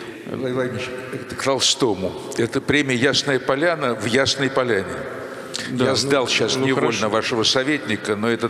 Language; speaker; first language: Russian; native; Russian